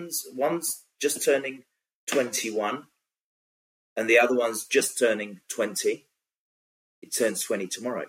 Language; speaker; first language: English; native; English